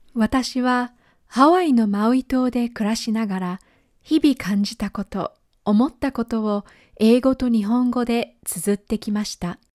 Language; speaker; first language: Japanese; native; Japanese